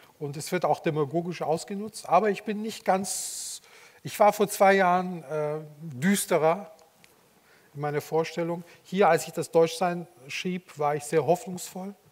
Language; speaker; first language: German; early bilingual, other home language; Turkish